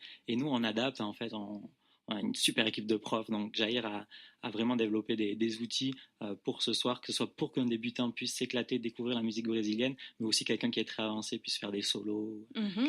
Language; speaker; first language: French; native; French